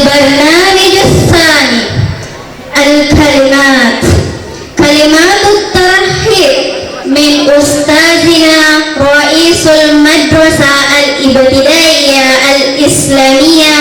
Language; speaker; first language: Arabic; non-native, learner; Indonesian